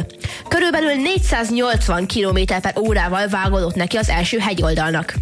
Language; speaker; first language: Hungarian; native; Hungarian